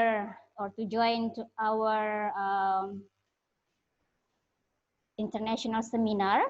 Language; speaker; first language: English; non-native, learner; Indonesian